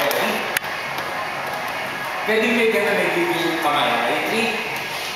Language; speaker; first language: Filipino; native; Filipino